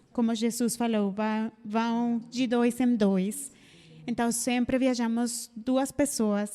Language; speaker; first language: Portuguese; non-native, fluent; Spanish